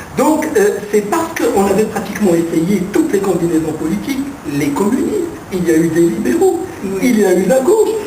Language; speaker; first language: French; non-native, local second language; Arabic